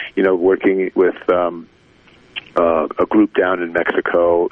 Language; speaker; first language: English; native; English